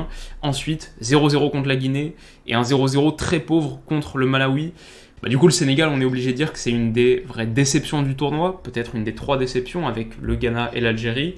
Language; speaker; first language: French; native; French